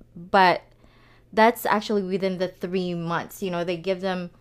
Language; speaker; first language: English; non-native, local second language; Filipino